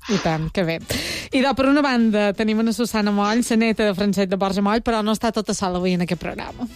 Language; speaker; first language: Catalan; native; Catalan